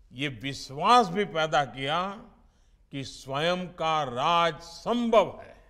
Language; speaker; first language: Hindi; non-native, local second language; Gujarati